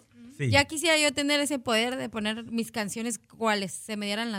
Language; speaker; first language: Spanish; native; Spanish